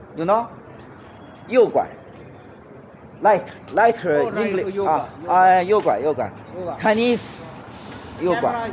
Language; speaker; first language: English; non-native, learner; Chinese